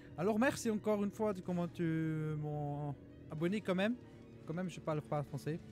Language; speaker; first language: French; non-native, learner; Luxembourgish